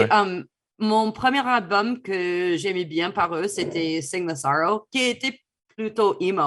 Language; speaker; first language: French; non-native, fluent; English